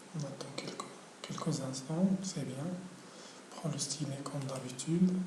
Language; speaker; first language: French; non-native, local second language; Arabic